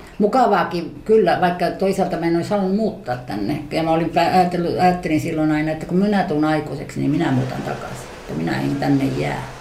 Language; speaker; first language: Finnish; native; Finnish